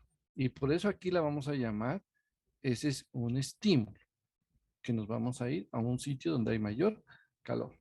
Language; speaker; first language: Spanish; native; Spanish